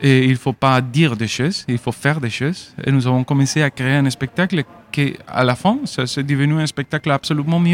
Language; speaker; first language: French; non-native, fluent; Spanish